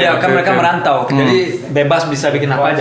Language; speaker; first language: Indonesian; early bilingual, heritage; German